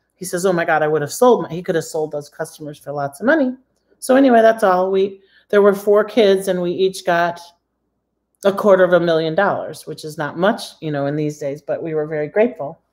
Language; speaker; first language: English; native; English